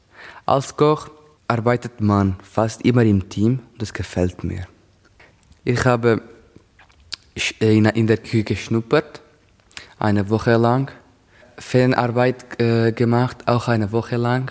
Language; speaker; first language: German; non-native, learner; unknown